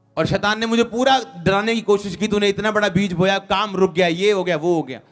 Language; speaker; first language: Hindi; non-native, local second language; Punjabi